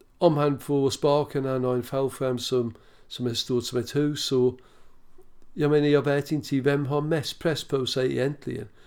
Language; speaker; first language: Swedish; non-native, fluent; English